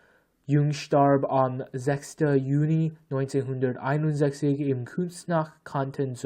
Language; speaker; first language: German; non-native, learner; English